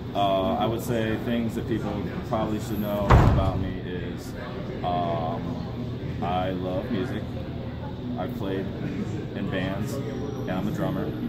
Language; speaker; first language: English; native; English